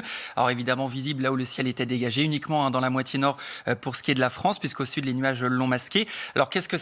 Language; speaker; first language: French; native; French